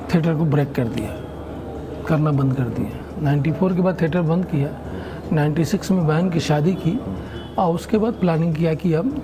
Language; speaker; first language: Hindi; non-native, local second language; Bhojpuri